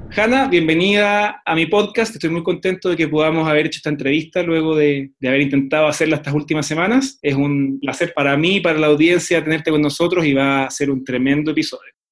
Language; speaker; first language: Spanish; native; Spanish